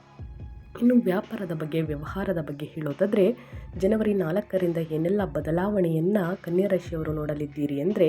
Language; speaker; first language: Kannada; native; Kannada